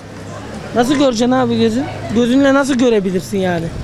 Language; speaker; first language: Turkish; native; Turkish